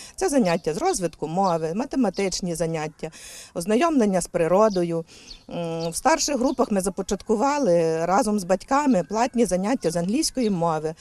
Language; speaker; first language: Ukrainian; native; Ukrainian